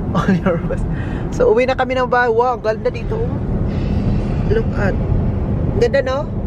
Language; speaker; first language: Filipino; native; Filipino